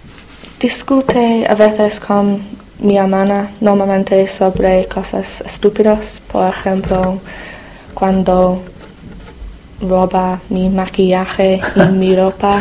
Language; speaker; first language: Spanish; non-native, learner; English